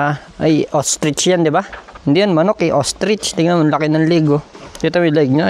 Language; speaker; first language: Filipino; native; Filipino